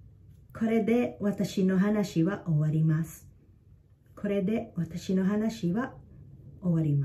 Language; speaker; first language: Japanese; non-native, fluent; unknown